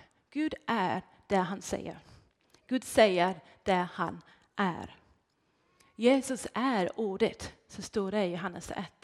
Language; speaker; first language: Swedish; non-native, fluent; English